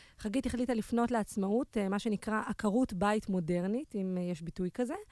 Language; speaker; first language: Hebrew; native; Hebrew